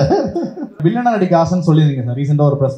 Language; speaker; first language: Tamil; native; Tamil